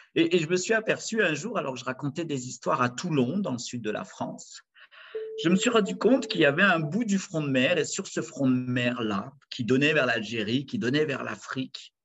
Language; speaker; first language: French; native; French